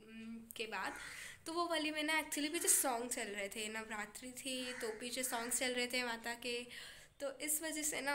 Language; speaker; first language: Hindi; native; Hindi